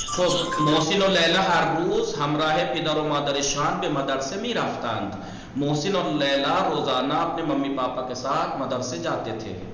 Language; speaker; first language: Urdu; native; Urdu